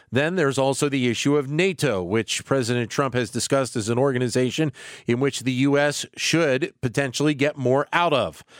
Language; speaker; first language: English; native; English